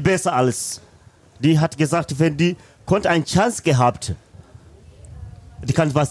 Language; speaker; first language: German; non-native, learner; Swahili